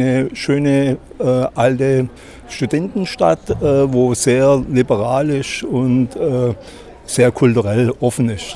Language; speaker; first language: German; native; German